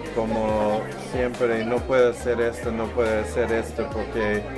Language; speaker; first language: Spanish; non-native, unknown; English